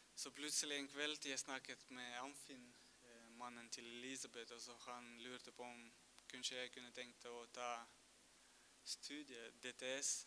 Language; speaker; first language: Norwegian; non-native, fluent; Russian